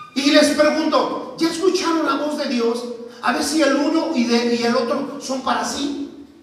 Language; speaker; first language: Spanish; native; Spanish